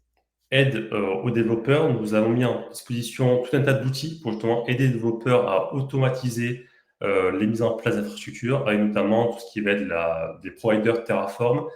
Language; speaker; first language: French; native; French